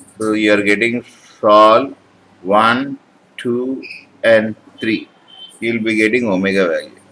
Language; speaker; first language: English; non-native, local second language; Urdu